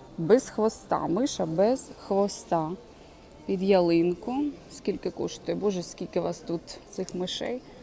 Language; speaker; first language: Ukrainian; native; Ukrainian